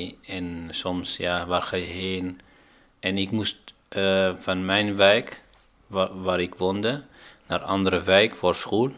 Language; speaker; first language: Dutch; non-native, fluent; Arabic